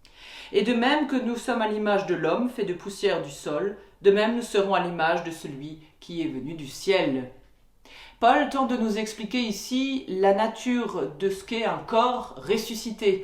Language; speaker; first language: French; native; French